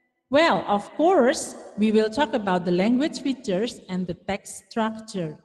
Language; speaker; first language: English; non-native, fluent; Indonesian